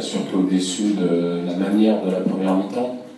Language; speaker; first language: French; native; French